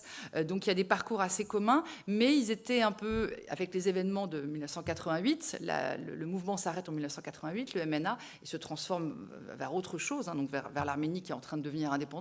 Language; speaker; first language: French; native; French